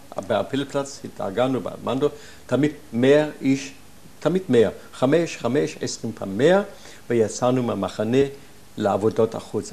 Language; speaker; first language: Hebrew; non-native, fluent; German